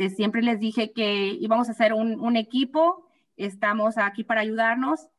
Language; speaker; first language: Spanish; early bilingual, heritage; Spanish